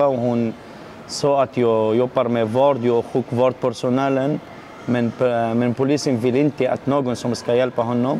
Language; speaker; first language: Swedish; non-native, learner; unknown